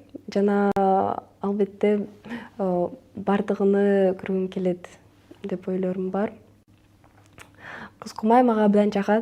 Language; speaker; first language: Kyrgyz; non-native, local second language; Russian